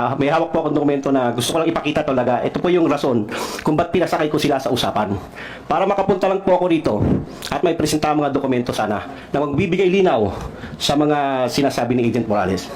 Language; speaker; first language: Filipino; non-native, local second language; Cebuano